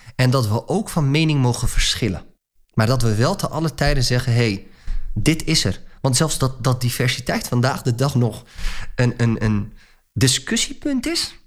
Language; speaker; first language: Dutch; early bilingual, other home language; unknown